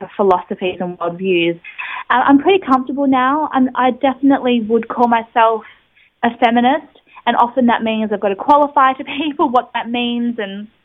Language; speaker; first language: English; native; English